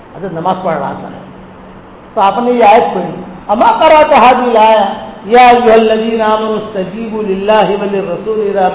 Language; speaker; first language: Urdu; non-native, local second language; Gujarati